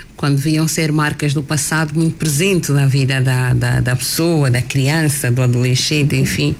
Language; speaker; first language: Portuguese; native; Portuguese